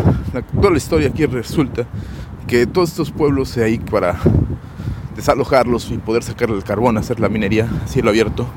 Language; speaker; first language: Spanish; native; Spanish